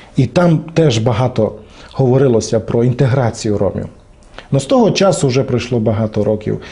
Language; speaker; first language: Ukrainian; non-native, local second language; Romany